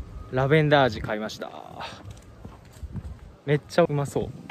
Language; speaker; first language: Japanese; native; Japanese